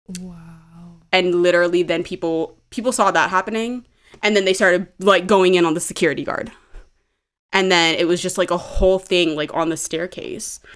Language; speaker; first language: English; early bilingual, other home language; Amharic